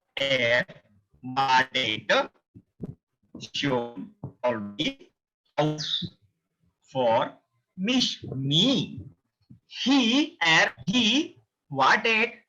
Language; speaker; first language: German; non-native, learner; Hindi